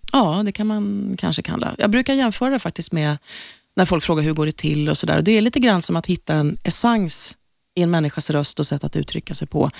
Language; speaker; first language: Swedish; native; Swedish